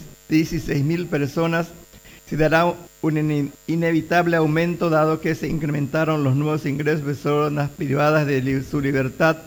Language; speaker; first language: Spanish; native; Spanish